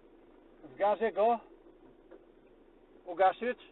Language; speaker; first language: Polish; non-native, learner; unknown